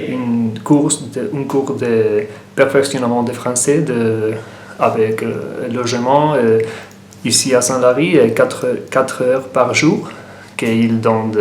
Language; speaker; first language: French; non-native, learner; Spanish